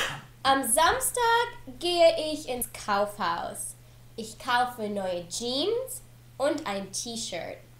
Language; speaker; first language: German; non-native, learner; English